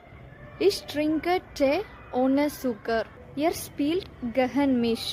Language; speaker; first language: German; non-native, fluent; Tamil